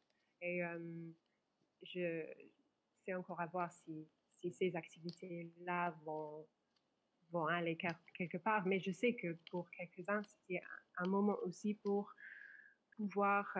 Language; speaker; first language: French; non-native, fluent; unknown